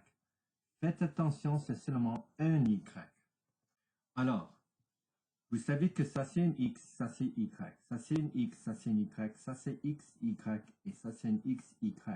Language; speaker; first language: French; non-native, local second language; English